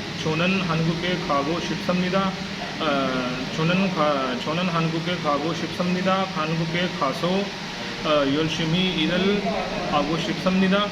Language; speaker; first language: Korean; non-native, learner; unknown